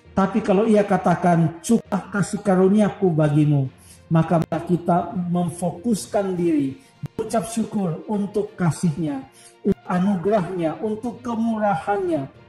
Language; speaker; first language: Indonesian; native; Indonesian